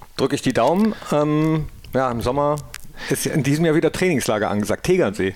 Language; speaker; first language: German; native; German